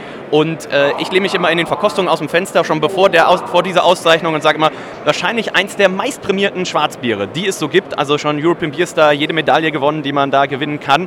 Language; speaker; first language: German; native; German